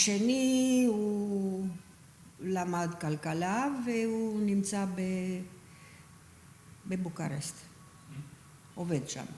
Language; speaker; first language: Hebrew; non-native, fluent; Romanian